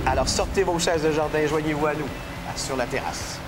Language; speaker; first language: French; native; French